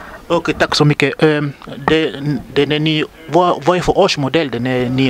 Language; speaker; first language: Swedish; non-native, learner; Lingala